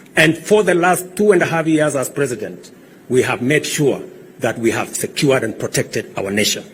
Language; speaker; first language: English; non-native, local second language; Kalenjin